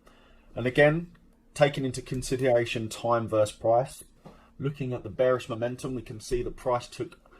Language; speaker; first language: English; native; English